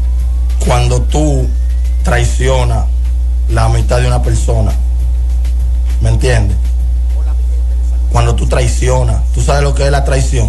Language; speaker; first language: Spanish; native; Spanish